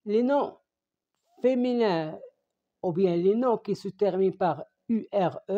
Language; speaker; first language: French; non-native, local second language; Arabic